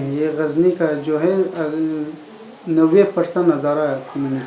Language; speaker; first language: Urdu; non-native, learner; Persian